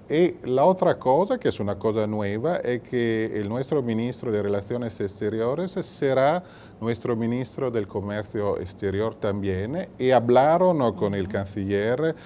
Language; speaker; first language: Spanish; non-native, fluent; Italian